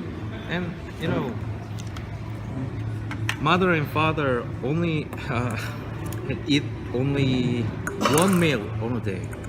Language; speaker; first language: English; non-native, learner; Korean